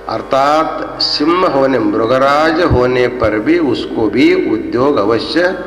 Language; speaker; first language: Hindi; non-native, local second language; Kannada